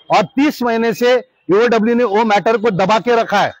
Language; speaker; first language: Hindi; non-native, local second language; Marathi